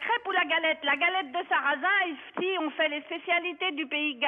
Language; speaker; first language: French; native; French